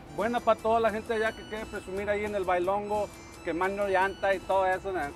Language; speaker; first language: Spanish; early bilingual, heritage; Spanish